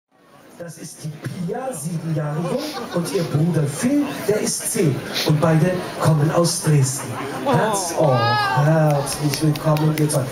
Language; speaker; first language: German; native; German